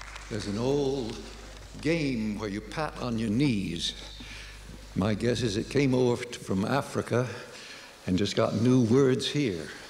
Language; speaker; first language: English; native; English